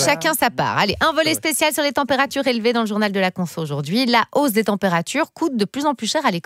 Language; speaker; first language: French; native; French